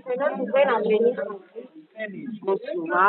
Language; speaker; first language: Georgian; native; Georgian